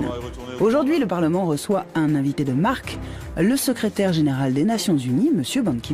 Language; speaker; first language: French; native; French